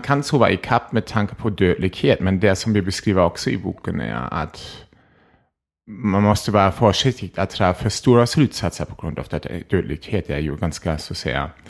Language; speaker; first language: Swedish; non-native, fluent; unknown